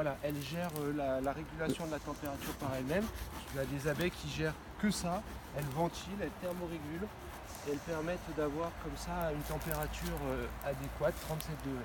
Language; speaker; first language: French; native; French